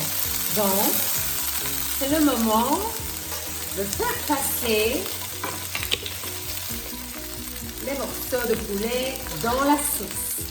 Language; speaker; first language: French; non-native, fluent; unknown